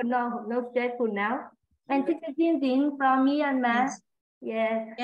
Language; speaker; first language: English; non-native, learner; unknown